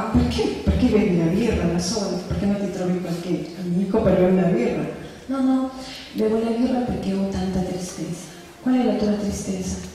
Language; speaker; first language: Italian; non-native, fluent; Spanish